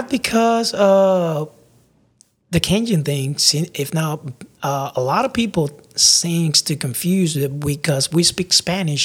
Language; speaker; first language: English; non-native, fluent; Spanish